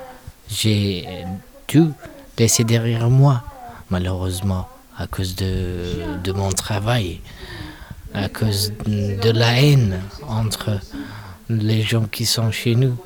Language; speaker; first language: French; non-native, learner; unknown